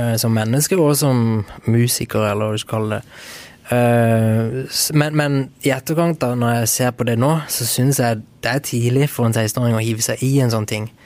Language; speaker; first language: Norwegian; early bilingual, other home language; Spanish